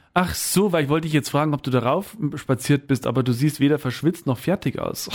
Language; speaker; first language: German; native; German